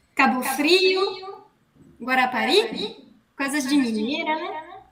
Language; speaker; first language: Portuguese; non-native, fluent; French